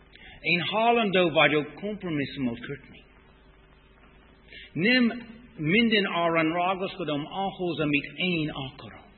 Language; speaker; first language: Hungarian; non-native, fluent; English